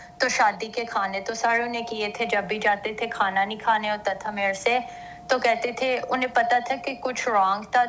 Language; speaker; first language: Urdu; early bilingual, heritage; Urdu